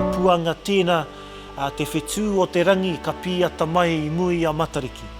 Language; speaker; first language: Māori; non-native, local second language; English